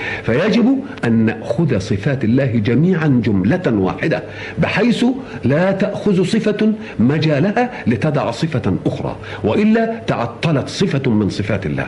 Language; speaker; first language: Arabic; native; Arabic